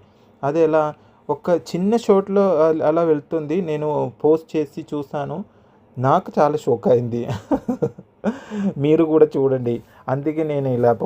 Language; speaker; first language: Telugu; non-native, learner; Malayalam